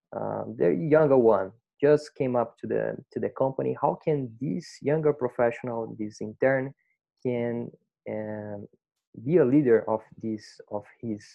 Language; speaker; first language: English; non-native, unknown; Portuguese